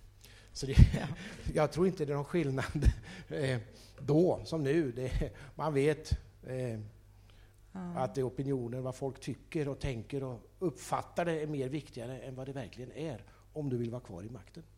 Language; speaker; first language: Swedish; native; Swedish